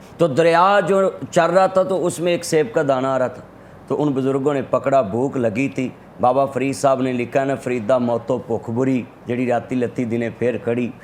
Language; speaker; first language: Urdu; non-native, local second language; Punjabi